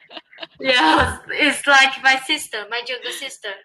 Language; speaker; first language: English; non-native, learner; Vietnamese